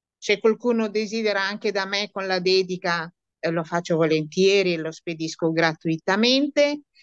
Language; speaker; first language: Italian; non-native, fluent; Romanian